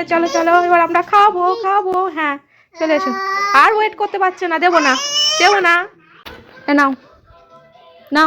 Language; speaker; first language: Bangla; native; Bangla